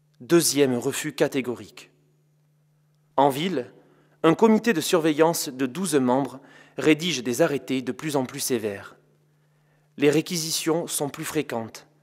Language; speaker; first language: French; native; French